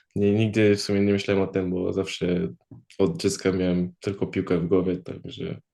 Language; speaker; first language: Polish; early bilingual, heritage; Polish